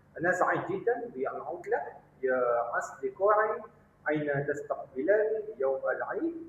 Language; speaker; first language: Arabic; non-native, learner; Malay